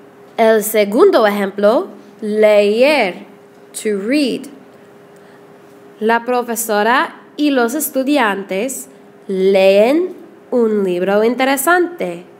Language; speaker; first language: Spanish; non-native, fluent; English